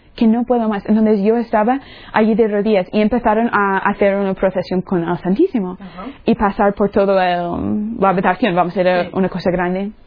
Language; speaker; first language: Spanish; non-native, fluent; English